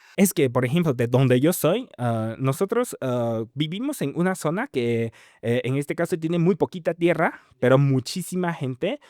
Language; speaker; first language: Spanish; non-native, fluent; Min Nan Chinese